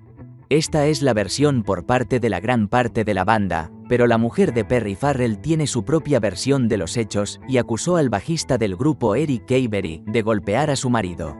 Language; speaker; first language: Spanish; native; Spanish